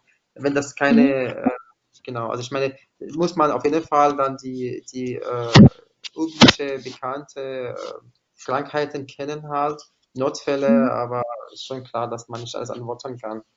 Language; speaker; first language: German; non-native, fluent; Arabic